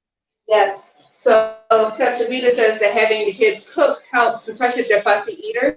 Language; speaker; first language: English; native; English